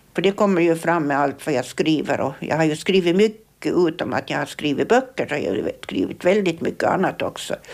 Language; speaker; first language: Swedish; native; Swedish